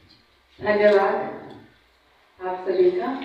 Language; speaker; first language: Hindi; native; Hindi